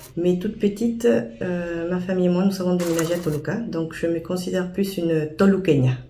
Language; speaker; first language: French; non-native, fluent; Spanish